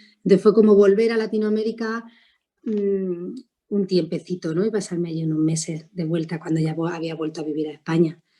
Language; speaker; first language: Spanish; native; Spanish